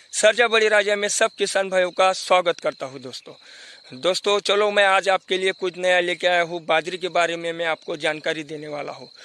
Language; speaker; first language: Hindi; non-native, local second language; Marathi